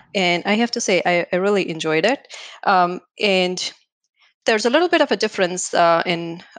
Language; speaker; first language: English; non-native, local second language; Hindi